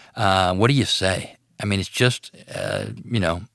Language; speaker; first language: English; native; English